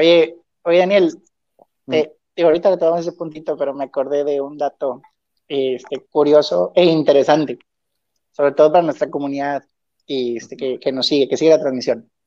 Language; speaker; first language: Spanish; native; Spanish